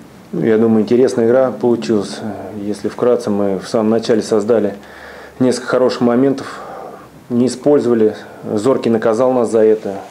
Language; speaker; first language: Russian; native; Russian